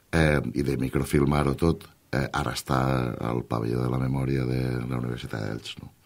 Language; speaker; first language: Catalan; native; Catalan